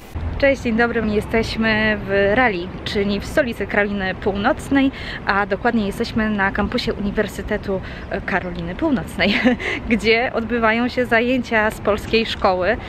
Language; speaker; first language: Polish; native; Polish